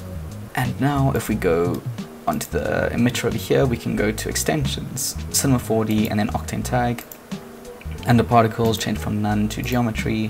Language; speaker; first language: English; native; English